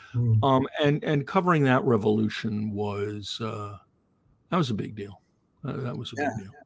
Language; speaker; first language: English; native; English